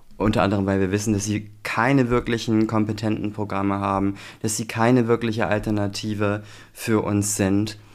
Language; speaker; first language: German; early bilingual, other home language; Turkish